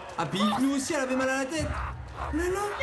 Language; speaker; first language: French; native; French